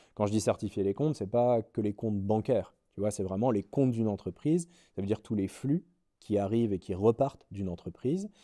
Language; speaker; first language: French; native; French